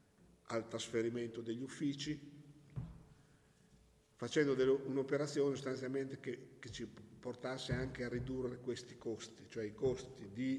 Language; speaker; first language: Italian; native; Italian